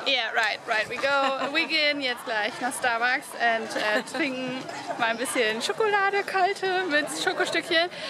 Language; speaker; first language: German; native; German